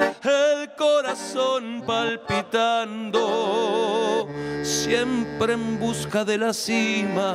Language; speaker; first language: Spanish; native; Spanish